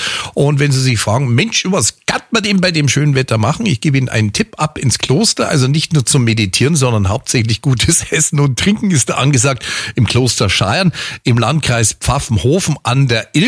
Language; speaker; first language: German; native; German